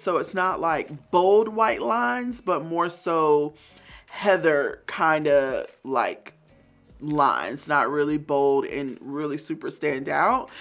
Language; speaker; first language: English; native; English